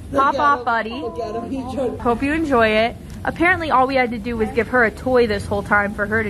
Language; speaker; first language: English; native; English